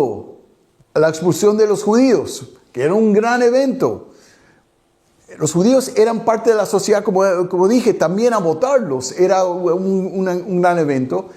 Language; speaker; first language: Spanish; non-native, fluent; English